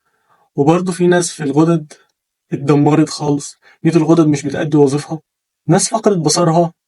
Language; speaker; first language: Arabic; native; Arabic